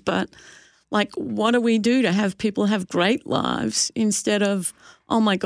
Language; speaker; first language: English; native; English